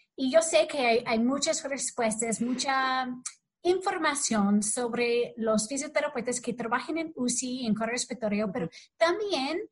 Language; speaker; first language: Spanish; non-native, learner; English